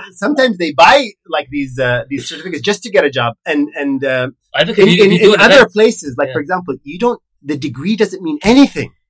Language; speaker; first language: English; non-native, fluent; Arabic